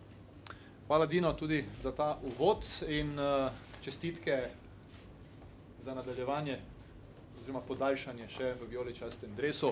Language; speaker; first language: Slovenian; native; Slovenian